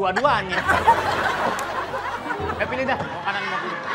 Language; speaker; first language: Indonesian; native; Indonesian